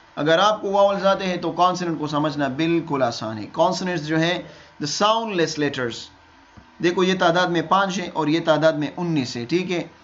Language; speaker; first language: Urdu; non-native, local second language; Pashto